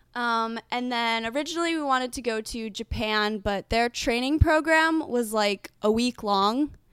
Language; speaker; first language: English; native; English